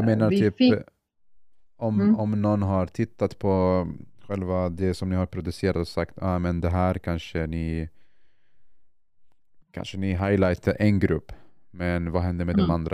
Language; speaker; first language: Swedish; non-native, fluent; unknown